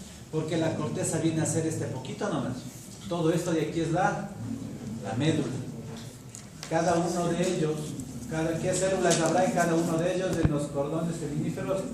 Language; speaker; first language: Spanish; native; Spanish